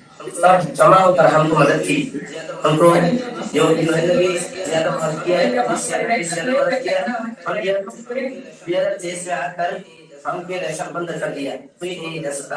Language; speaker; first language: Hindi; non-native, learner; Rohingya